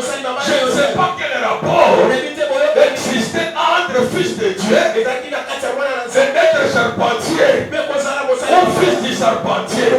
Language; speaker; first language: French; non-native, local second language; Lingala